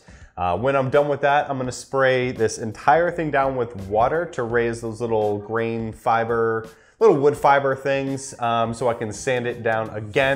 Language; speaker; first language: English; native; English